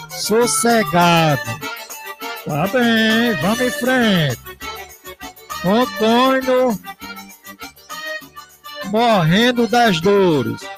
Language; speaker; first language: Portuguese; native; Portuguese